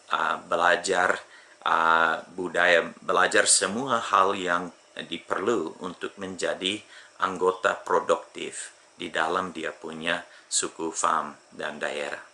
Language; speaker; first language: Indonesian; non-native, fluent; English